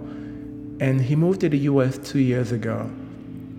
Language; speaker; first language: English; non-native, local second language; French